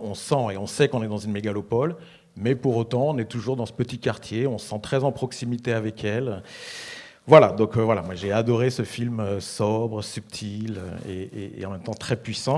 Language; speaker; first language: French; native; French